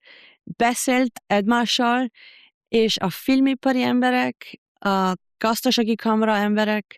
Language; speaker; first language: Hungarian; non-native, learner; German